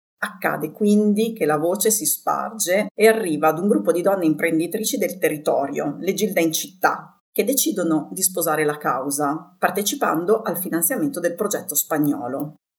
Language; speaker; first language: Italian; native; Italian